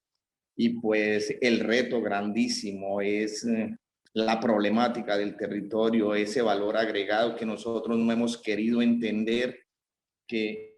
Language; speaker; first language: Spanish; native; Spanish